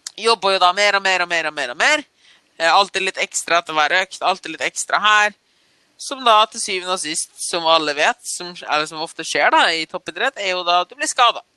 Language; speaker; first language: Norwegian; early bilingual, other home language; German